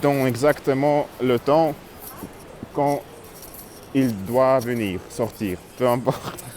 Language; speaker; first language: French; non-native, learner; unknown